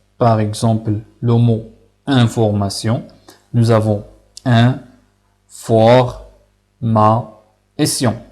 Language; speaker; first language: French; non-native, local second language; Arabic